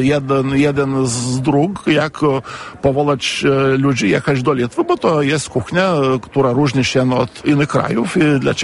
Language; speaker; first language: Polish; non-native, fluent; Lithuanian